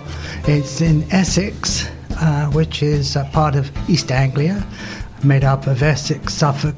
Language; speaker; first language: English; native; English